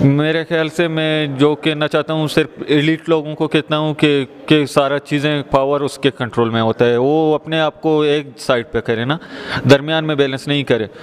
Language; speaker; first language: Urdu; non-native, local second language; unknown